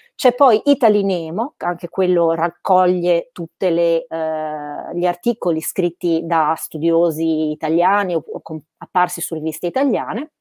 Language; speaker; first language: Italian; native; Italian